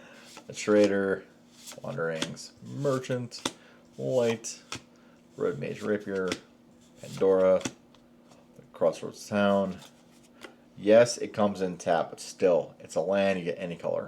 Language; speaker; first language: English; native; English